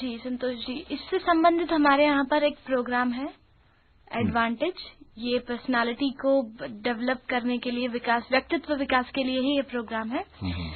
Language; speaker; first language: Hindi; native; Hindi